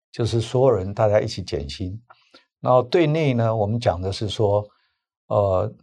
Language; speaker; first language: Chinese; native; Chinese